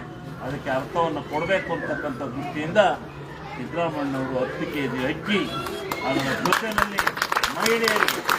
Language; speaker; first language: Kannada; native; Kannada